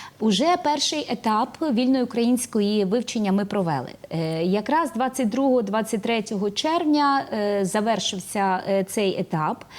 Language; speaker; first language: Ukrainian; native; Ukrainian